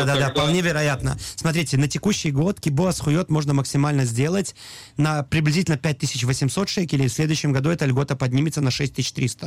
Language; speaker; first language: Russian; native; Russian